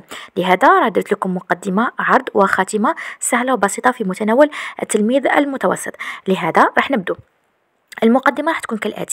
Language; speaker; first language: Arabic; native; Arabic